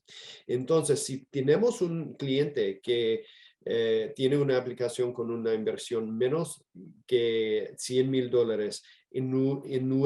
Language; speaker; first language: Spanish; non-native, fluent; English